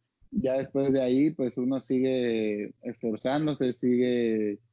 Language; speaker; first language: Spanish; native; Spanish